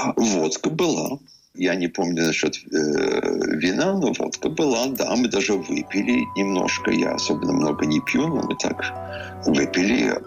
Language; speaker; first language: Russian; early bilingual, heritage; English